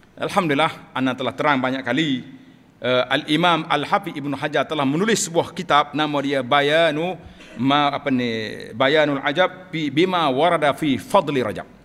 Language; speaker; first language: Malay; native; Malay